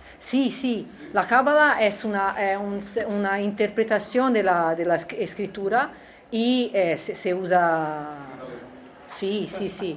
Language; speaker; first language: Spanish; non-native, learner; Italian